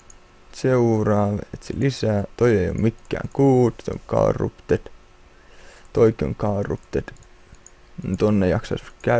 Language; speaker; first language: Finnish; native; Finnish